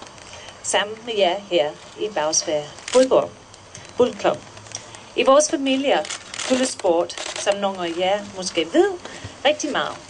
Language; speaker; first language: Danish; non-native, fluent; English